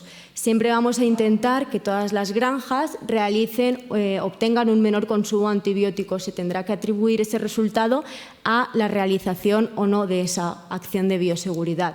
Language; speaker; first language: Spanish; native; Spanish